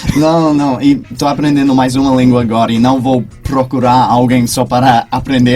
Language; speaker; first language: Portuguese; non-native, fluent; English